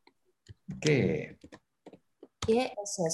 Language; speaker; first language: Spanish; non-native, learner; English